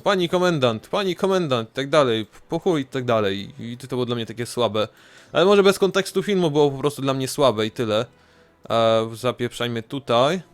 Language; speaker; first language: Polish; native; Polish